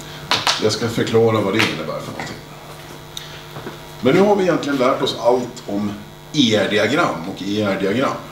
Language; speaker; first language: Swedish; native; Swedish